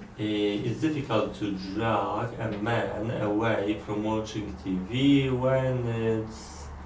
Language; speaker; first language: English; non-native, learner; Polish